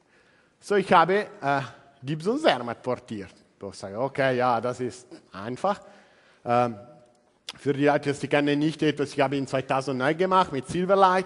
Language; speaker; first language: German; non-native, learner; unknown